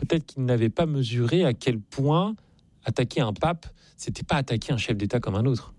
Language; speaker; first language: French; native; French